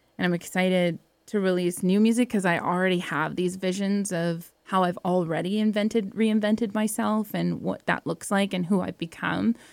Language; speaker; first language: English; native; English